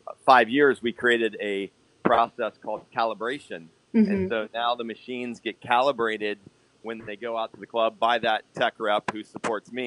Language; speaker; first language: English; native; English